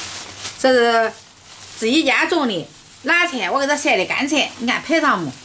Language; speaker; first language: Chinese; native; Chinese